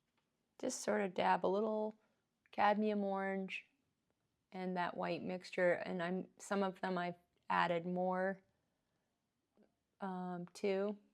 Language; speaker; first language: English; native; English